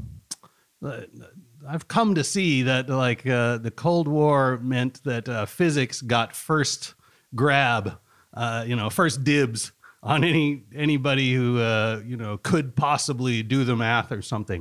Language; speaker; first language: English; native; English